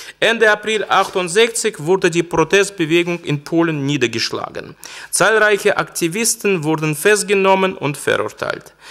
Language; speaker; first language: German; non-native, fluent; Russian